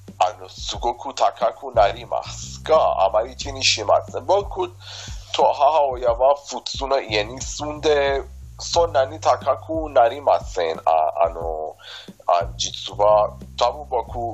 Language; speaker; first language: Japanese; non-native, fluent; Persian